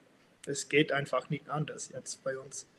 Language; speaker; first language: German; non-native, fluent; English